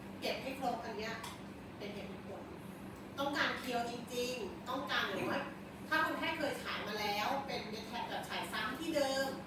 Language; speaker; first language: Thai; native; Thai